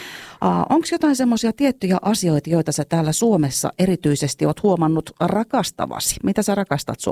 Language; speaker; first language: Finnish; native; Finnish